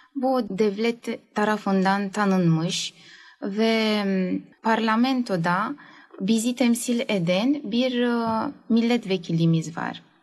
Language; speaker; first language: Turkish; native; Turkish